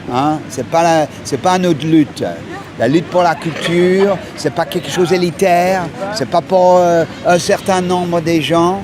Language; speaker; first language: French; non-native, fluent; English